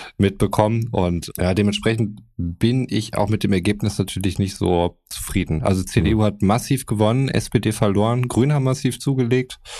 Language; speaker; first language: German; native; German